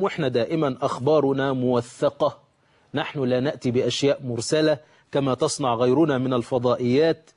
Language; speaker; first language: Arabic; native; Arabic